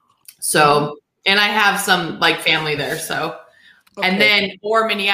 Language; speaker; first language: English; native; English